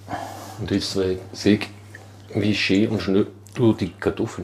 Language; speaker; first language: German; native; German